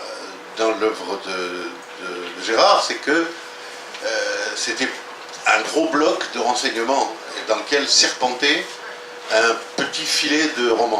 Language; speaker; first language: French; native; French